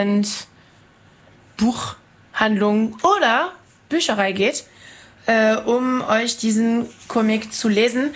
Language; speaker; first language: German; non-native, fluent; French